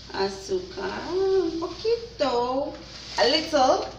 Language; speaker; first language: Spanish; non-native, fluent; English